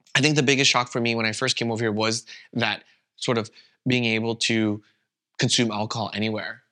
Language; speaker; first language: English; non-native, fluent; Vietnamese